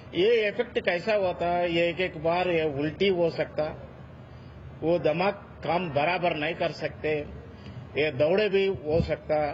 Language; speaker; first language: Hindi; non-native, local second language; Telugu